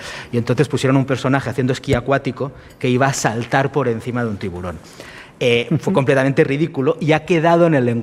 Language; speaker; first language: Spanish; native; Spanish